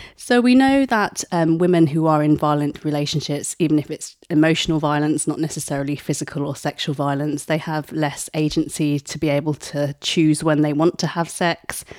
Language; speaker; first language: English; native; English